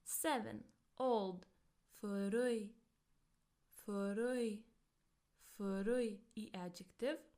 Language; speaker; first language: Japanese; non-native, fluent; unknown